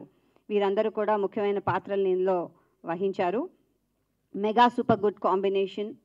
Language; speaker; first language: Telugu; native; Telugu